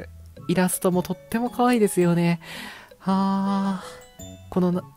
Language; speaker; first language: Japanese; native; Japanese